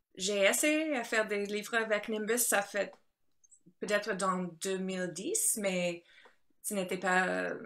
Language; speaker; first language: French; non-native, learner; English